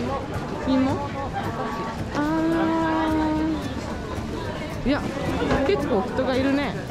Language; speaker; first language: Japanese; non-native, fluent; Portuguese